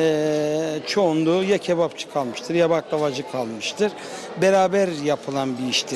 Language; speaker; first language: Turkish; native; Turkish